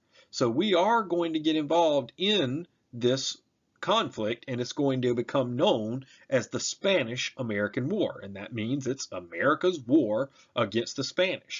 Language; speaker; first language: English; native; English